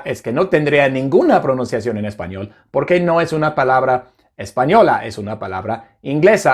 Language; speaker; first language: Spanish; non-native, fluent; English